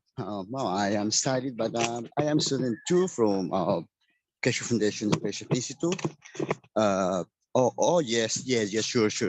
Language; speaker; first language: English; non-native, learner; Spanish